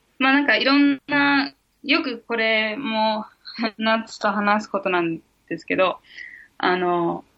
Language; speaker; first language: Japanese; early bilingual, heritage; Japanese